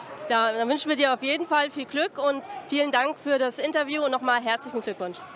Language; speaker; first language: German; native; German